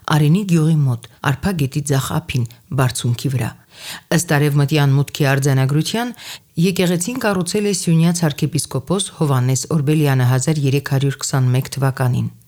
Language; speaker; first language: Armenian; native; Armenian